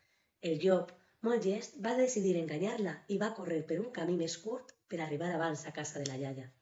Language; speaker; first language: Catalan; native; Catalan